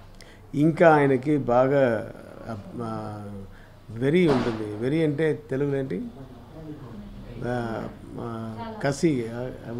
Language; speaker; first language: Telugu; non-native, learner; Tamil